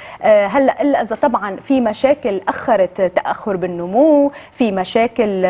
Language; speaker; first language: Arabic; native; Arabic